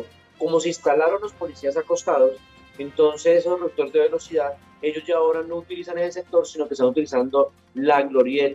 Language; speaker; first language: Spanish; native; Spanish